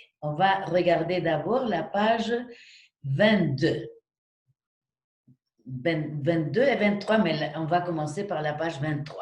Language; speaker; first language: French; non-native, fluent; Spanish